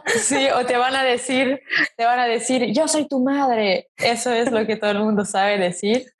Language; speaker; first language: Spanish; non-native, fluent; Serbian